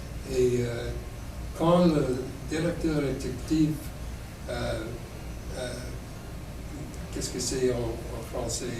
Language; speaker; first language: French; non-native, local second language; English